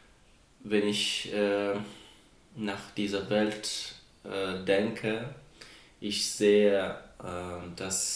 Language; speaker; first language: German; non-native, fluent; Persian